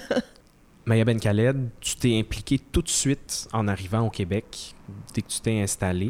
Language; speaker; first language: French; native; French